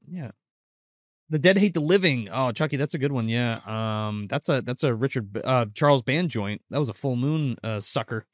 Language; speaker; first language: English; early bilingual, other home language; Italian